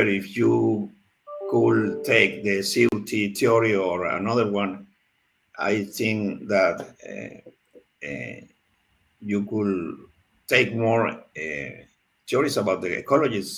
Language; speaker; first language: English; non-native, learner; Spanish